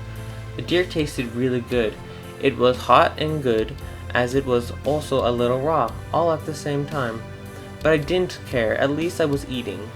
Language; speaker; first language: English; native; English